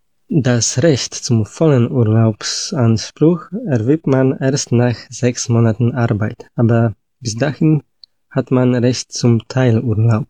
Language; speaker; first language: German; non-native, learner; Polish